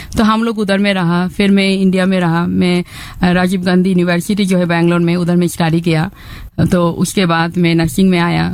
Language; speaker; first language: Hindi; non-native, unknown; Bangla